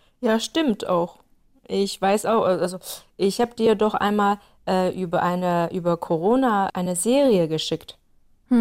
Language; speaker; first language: German; non-native, fluent; Chinese